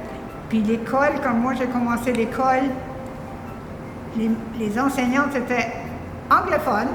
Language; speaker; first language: French; native; French